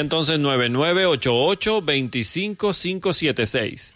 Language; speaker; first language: Spanish; native; Spanish